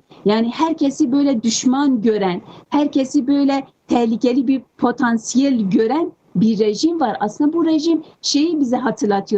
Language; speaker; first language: Turkish; non-native, fluent; Kurdish